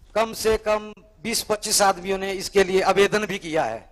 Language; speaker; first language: Hindi; native; Hindi